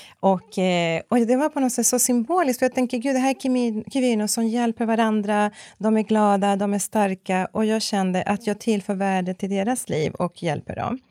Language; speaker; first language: Swedish; early bilingual, other home language; Spanish